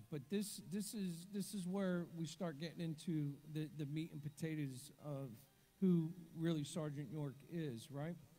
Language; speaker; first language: English; native; English